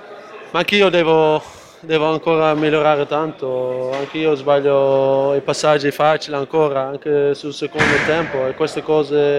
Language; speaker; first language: Italian; non-native, fluent; Dutch